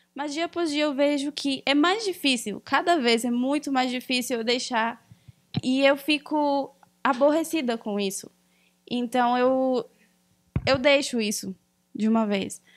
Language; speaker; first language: Portuguese; early bilingual, other home language; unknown